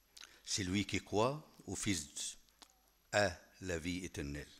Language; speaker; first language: French; non-native, fluent; Arabic